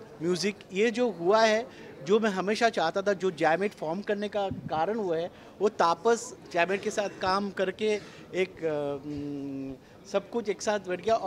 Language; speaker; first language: Hindi; non-native, local second language; Bangla